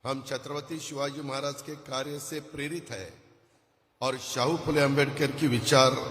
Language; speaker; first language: Hindi; non-native, local second language; Marathi